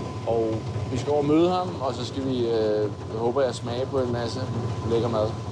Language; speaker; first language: Danish; native; Danish